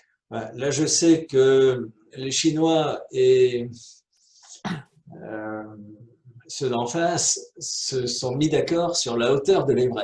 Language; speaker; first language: French; native; French